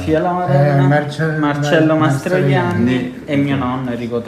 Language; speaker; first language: Italian; native; Italian